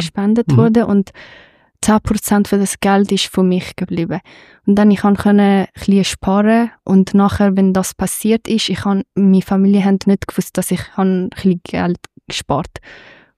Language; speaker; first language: German; non-native, fluent; Persian